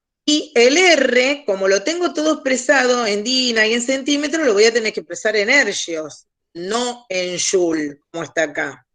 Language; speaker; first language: Spanish; native; Spanish